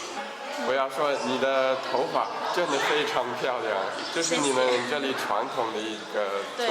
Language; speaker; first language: Chinese; non-native, fluent; English